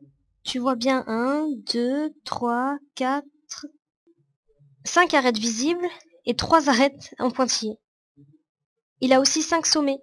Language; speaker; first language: French; native; French